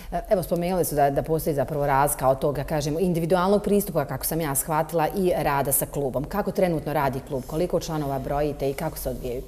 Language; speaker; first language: Serbian; native; Serbian